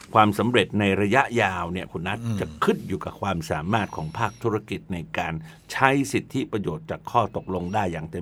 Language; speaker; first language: Thai; native; Thai